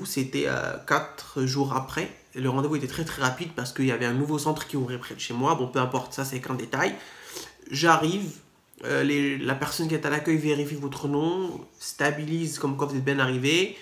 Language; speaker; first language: French; native; French